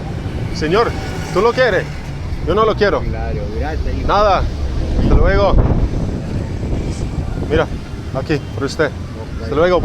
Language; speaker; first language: Spanish; non-native, learner; English